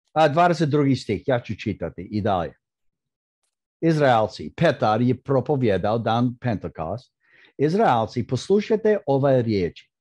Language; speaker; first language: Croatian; early bilingual, heritage; Croatian